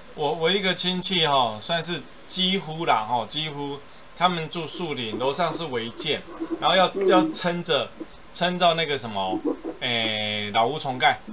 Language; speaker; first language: Chinese; native; Chinese